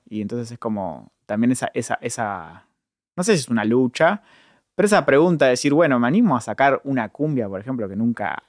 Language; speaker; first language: Spanish; native; Spanish